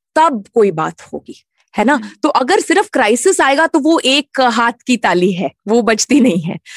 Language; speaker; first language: Hindi; native; Hindi